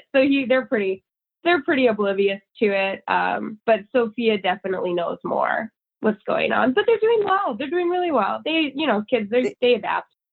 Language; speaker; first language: English; native; English